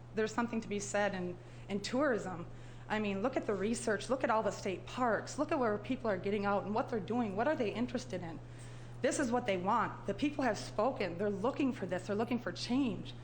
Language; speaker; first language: English; native; English